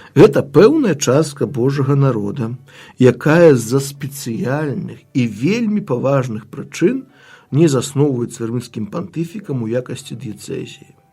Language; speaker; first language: Belarusian; native; Belarusian